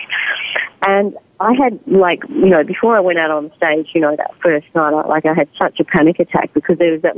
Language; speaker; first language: English; native; English